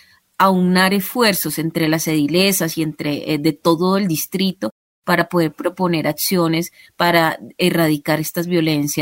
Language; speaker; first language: Spanish; native; Spanish